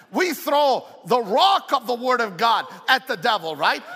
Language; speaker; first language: English; early bilingual, other home language; Italian